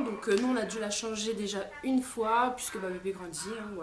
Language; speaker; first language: French; native; French